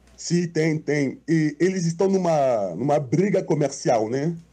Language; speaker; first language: Portuguese; non-native, fluent; French